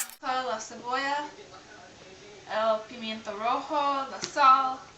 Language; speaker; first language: Spanish; non-native, learner; English